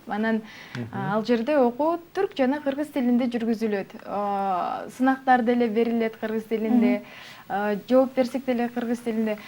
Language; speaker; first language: Kyrgyz; non-native, local second language; Uyghur